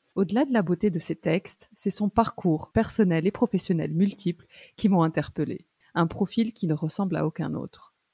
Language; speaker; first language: French; early bilingual, other home language; Arabic